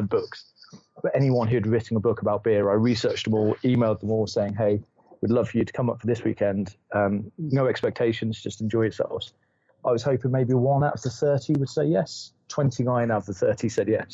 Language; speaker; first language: English; native; English